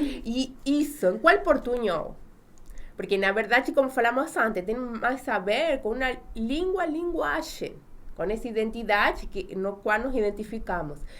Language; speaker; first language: Portuguese; non-native, fluent; Spanish